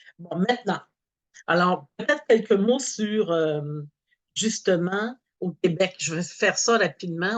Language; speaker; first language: French; native; French